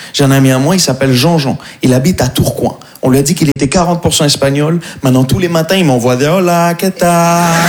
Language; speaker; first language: French; native; French